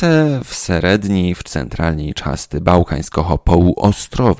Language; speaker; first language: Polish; non-native, local second language; Rusyn